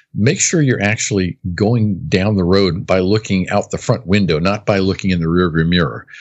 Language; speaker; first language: English; native; English